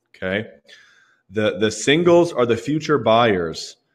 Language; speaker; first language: English; native; English